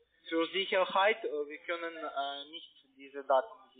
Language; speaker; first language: German; non-native, learner; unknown